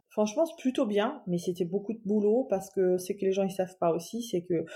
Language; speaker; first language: French; non-native, fluent; German